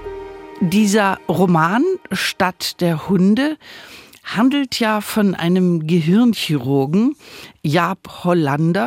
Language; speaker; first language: German; native; German